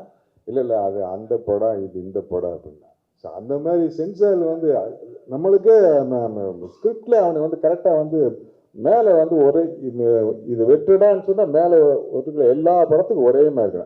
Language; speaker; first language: Tamil; native; Tamil